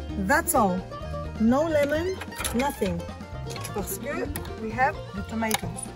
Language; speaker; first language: English; non-native, fluent; French